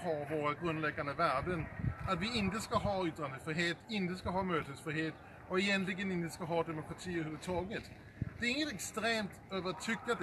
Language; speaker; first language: Swedish; early bilingual, heritage; Danish